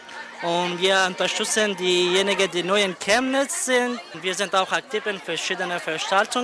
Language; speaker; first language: German; non-native, fluent; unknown